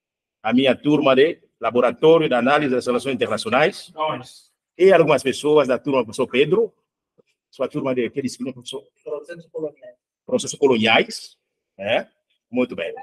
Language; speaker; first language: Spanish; non-native, learner; Portuguese